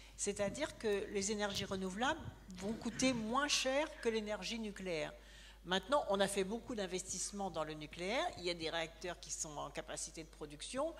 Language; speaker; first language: French; native; French